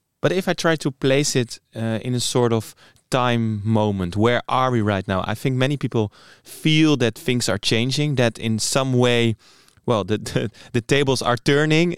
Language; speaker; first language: English; non-native, fluent; Dutch